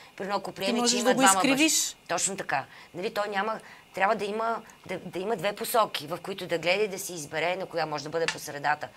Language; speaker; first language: Bulgarian; native; Bulgarian